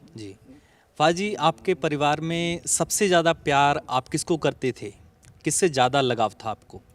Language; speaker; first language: Hindi; native; Hindi